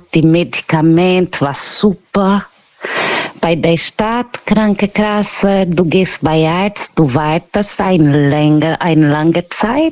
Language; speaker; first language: German; non-native, fluent; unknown